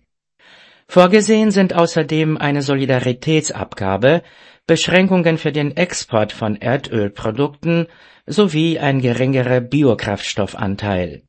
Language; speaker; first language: German; native; German